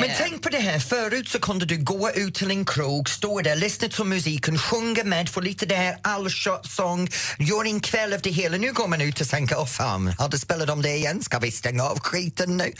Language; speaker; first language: Swedish; non-native, fluent; English